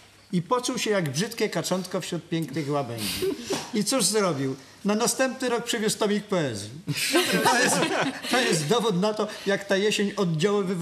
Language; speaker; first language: Polish; native; Polish